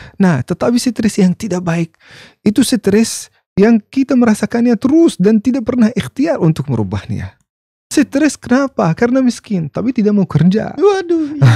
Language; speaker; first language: Indonesian; non-native, fluent; Arabic